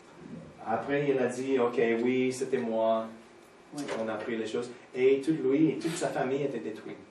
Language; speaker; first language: French; non-native, fluent; English